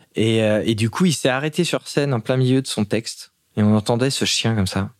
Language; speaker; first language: French; native; French